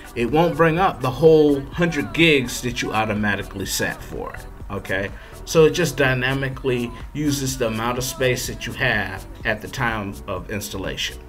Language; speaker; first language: English; native; English